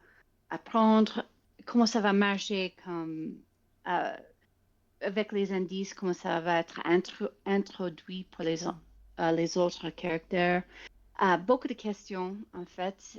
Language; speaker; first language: French; non-native, fluent; English